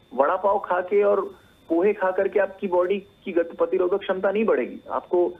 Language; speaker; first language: Hindi; native; Hindi